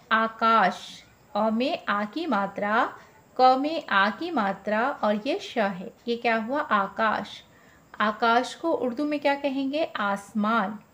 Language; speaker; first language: Hindi; native; Hindi